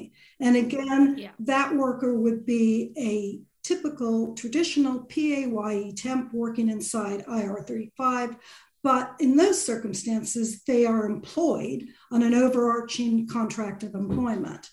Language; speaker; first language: English; native; English